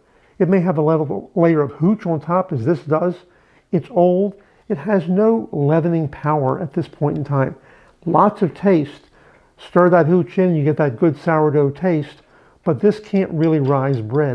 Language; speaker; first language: English; native; English